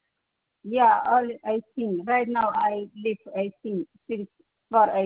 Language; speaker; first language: English; non-native, learner; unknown